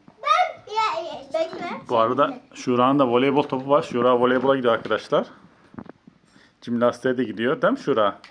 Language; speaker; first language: Turkish; native; Turkish